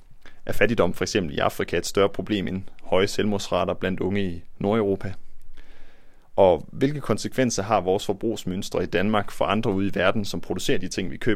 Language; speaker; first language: Danish; native; Danish